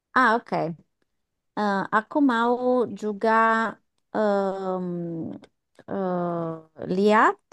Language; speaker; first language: Indonesian; non-native, learner; English